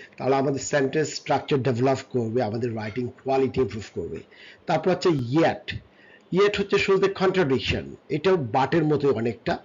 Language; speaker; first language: Bangla; native; Bangla